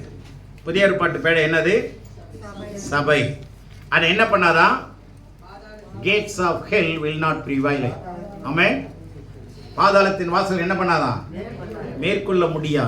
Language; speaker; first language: Tamil; native; Tamil